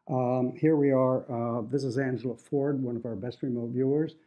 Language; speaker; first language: English; native; English